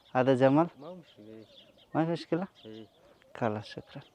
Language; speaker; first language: Arabic; non-native, learner; Bangla